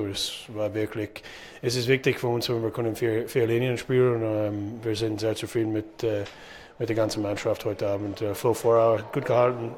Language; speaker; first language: German; non-native, fluent; English